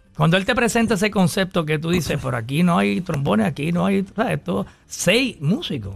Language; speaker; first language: Spanish; native; Spanish